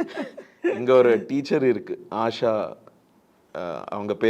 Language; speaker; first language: Tamil; non-native, learner; Telugu